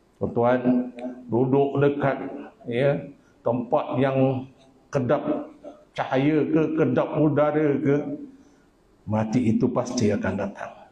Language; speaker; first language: Malay; native; Malay